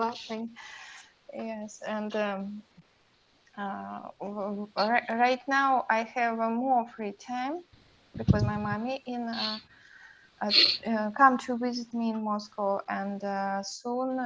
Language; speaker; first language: English; non-native, learner; Russian